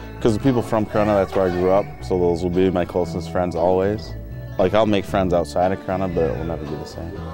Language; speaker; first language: English; native; English